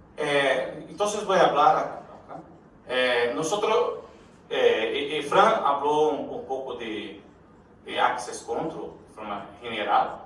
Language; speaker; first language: Spanish; non-native, learner; Portuguese